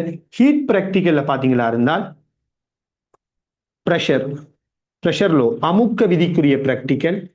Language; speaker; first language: Tamil; native; Tamil